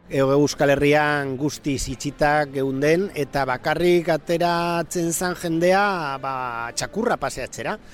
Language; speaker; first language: Basque; native; Basque